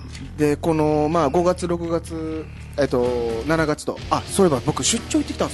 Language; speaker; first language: Japanese; native; Japanese